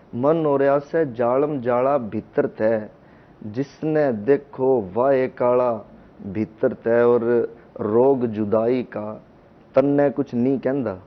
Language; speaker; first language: Urdu; non-native, local second language; Haryanvi